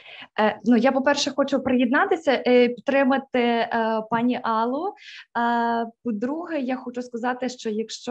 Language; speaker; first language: Ukrainian; native; Ukrainian